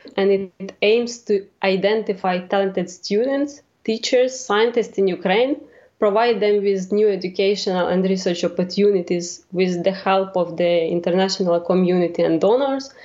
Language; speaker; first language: English; non-native, fluent; Ukrainian